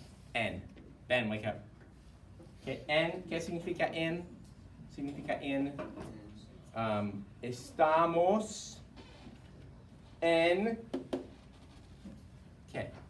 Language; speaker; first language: Spanish; non-native, fluent; English